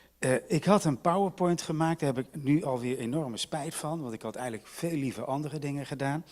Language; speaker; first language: Dutch; native; Dutch